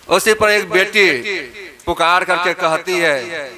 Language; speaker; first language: Hindi; native; Hindi